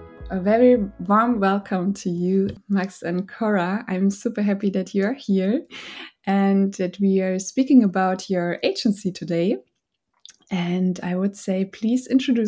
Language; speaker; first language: English; non-native, fluent; German